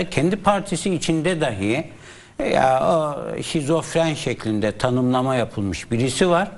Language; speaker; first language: Turkish; native; Turkish